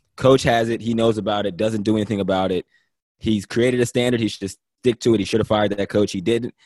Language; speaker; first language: English; native; English